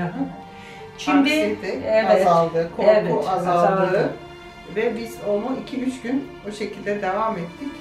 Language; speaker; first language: Turkish; native; Turkish